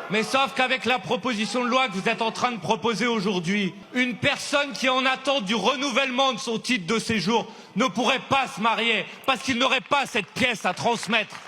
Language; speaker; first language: French; native; French